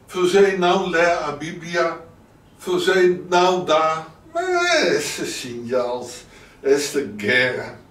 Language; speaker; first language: Portuguese; non-native, learner; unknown